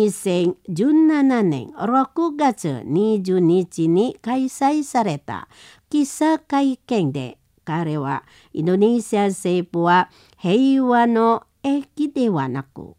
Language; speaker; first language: Japanese; non-native, learner; Indonesian